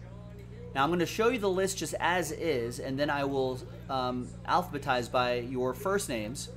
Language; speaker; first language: English; native; English